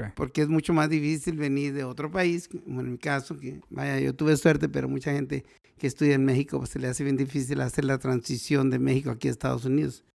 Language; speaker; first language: Spanish; native; Spanish